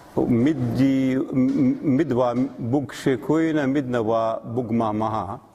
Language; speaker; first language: Somali; non-native, fluent; Russian